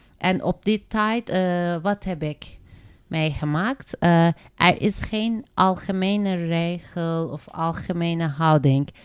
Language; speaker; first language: Dutch; non-native, learner; Turkish